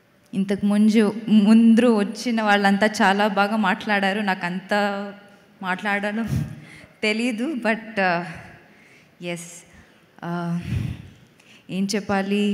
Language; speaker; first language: Telugu; non-native, learner; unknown